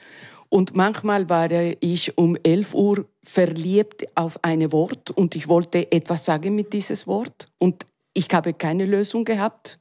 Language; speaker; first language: German; non-native, learner; Spanish